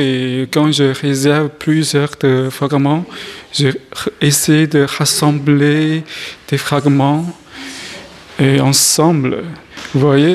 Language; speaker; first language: French; non-native, fluent; Chinese